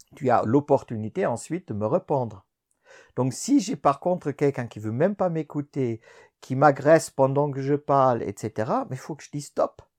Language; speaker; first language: French; non-native, fluent; German